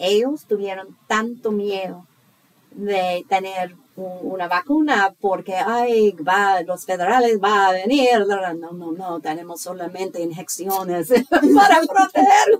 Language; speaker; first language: Spanish; non-native, fluent; English